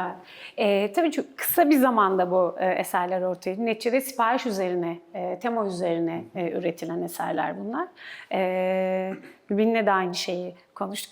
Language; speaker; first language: Turkish; native; Turkish